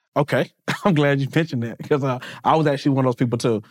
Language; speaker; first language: English; native; English